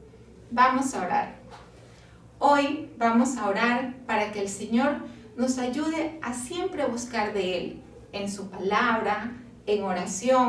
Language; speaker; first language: Spanish; native; Spanish